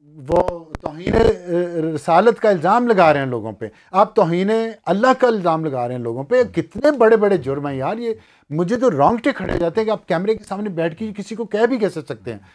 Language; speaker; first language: Urdu; non-native, local second language; Punjabi